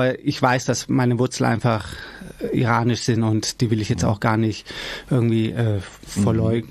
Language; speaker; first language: German; early bilingual, other home language; Persian